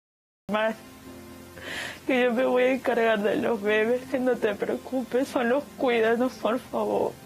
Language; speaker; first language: Spanish; native; Spanish